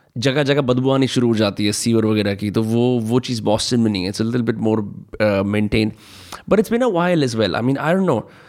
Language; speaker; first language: Hindi; native; Hindi